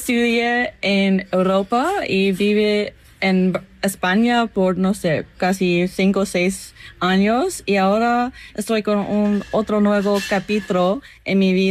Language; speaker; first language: Spanish; non-native, learner; English